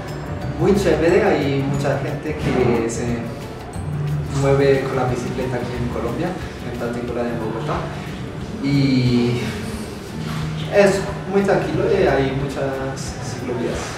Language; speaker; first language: Spanish; non-native, fluent; Italian